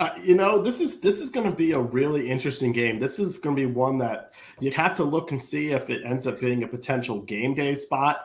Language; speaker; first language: English; native; English